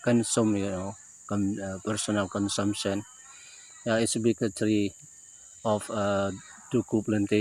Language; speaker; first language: English; non-native, learner; Indonesian